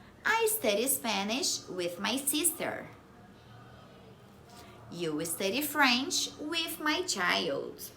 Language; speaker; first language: English; non-native, fluent; Portuguese